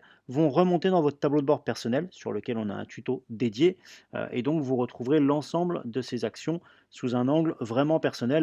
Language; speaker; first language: French; native; French